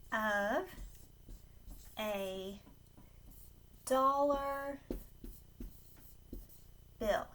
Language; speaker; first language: English; native; English